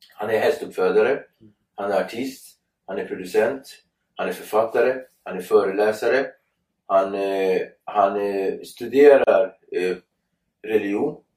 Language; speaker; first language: Swedish; early bilingual, other home language; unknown